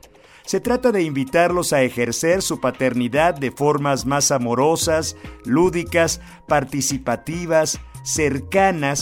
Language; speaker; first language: Spanish; native; Spanish